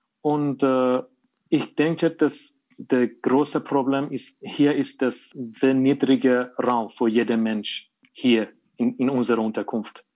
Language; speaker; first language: German; non-native, learner; Persian